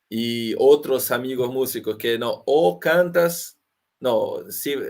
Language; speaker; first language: Spanish; non-native, fluent; Portuguese